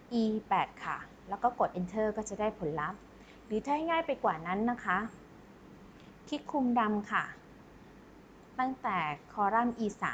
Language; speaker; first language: Thai; native; Thai